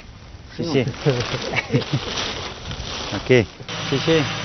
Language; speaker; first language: Chinese; non-native, learner; French